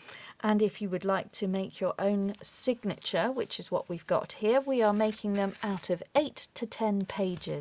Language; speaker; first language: English; native; English